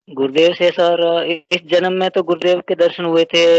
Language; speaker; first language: Hindi; native; Hindi